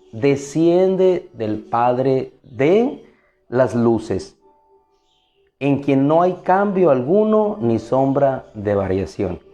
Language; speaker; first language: Spanish; native; Spanish